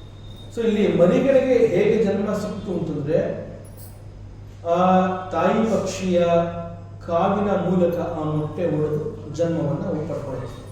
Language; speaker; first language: Kannada; native; Kannada